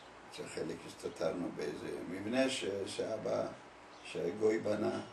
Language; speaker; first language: Hebrew; early bilingual, other home language; Polish